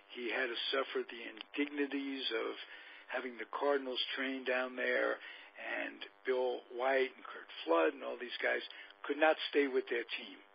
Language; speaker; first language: English; native; English